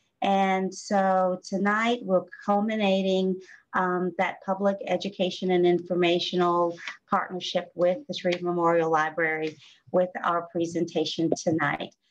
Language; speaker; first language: English; native; English